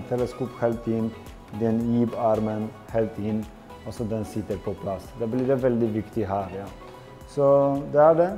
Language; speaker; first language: Norwegian; non-native, fluent; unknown